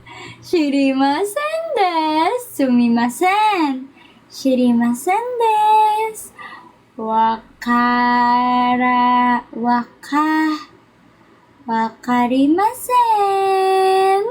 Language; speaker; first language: Japanese; non-native, learner; Filipino